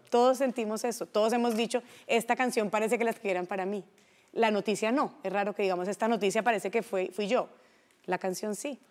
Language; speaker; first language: Spanish; native; Spanish